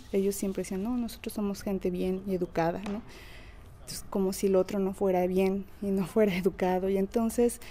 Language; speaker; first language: Spanish; native; Spanish